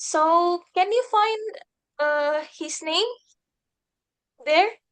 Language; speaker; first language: English; non-native, fluent; Indonesian